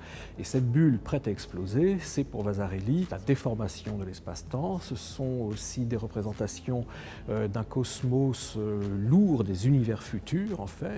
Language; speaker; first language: French; native; French